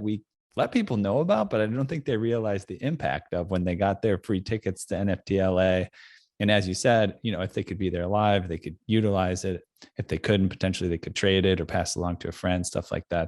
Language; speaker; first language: English; native; English